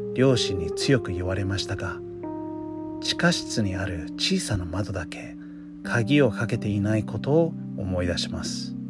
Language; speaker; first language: Japanese; non-native, fluent; English